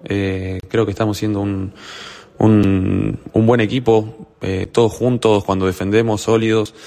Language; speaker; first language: Spanish; native; Spanish